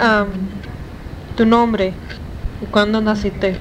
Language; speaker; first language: Spanish; early bilingual, heritage; Spanish